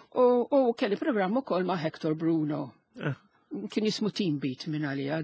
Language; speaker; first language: Maltese; non-native, local second language; Italian